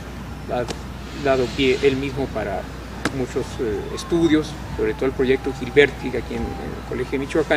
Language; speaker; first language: Spanish; native; Spanish